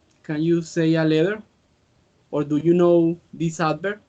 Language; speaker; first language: English; non-native, learner; Spanish